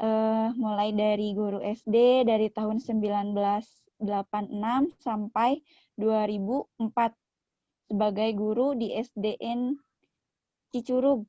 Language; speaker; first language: Indonesian; native; Indonesian